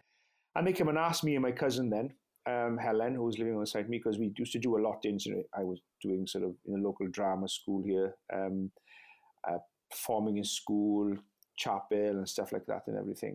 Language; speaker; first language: English; non-native, local second language; Welsh